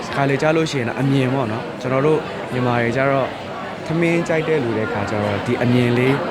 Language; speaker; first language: Burmese; native; Burmese